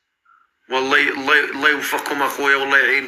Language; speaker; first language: Arabic; native; Arabic